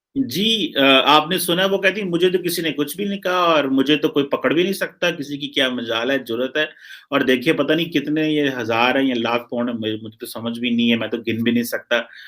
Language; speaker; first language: Urdu; non-native, local second language; Punjabi